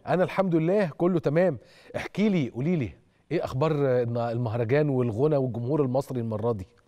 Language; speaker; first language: Arabic; native; Arabic